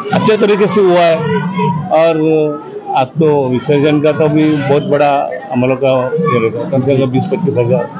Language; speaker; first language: Hindi; non-native, local second language; Marathi